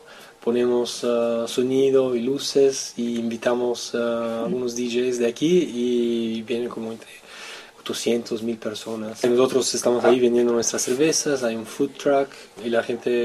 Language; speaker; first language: Spanish; non-native, fluent; French